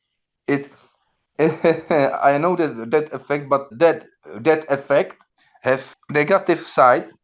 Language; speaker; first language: English; non-native, learner; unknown